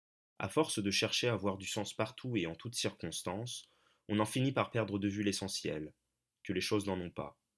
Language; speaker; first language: French; native; French